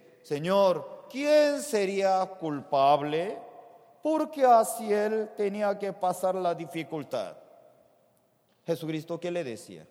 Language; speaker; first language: Spanish; non-native, fluent; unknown